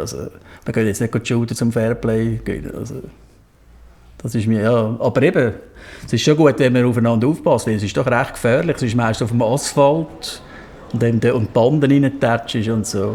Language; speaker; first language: German; native; German